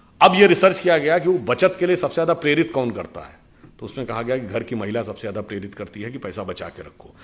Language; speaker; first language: Hindi; native; Hindi